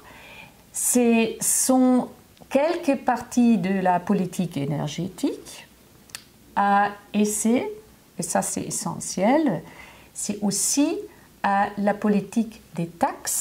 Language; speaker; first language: French; non-native, fluent; German